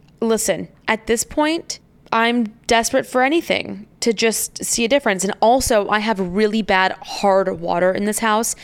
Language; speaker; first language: English; native; English